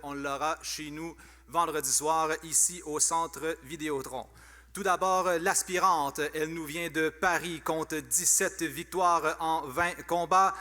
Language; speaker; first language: French; native; French